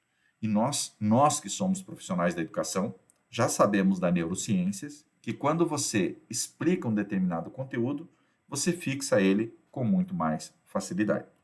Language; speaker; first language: Portuguese; native; Portuguese